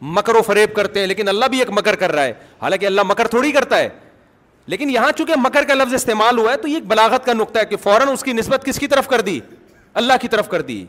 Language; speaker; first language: Urdu; native; Urdu